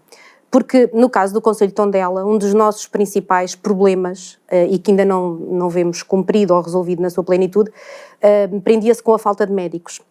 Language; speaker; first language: Portuguese; native; Portuguese